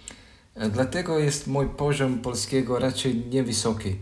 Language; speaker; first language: Polish; non-native, learner; Croatian